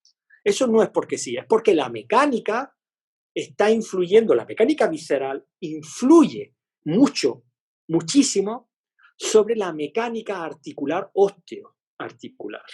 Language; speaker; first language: Spanish; native; Spanish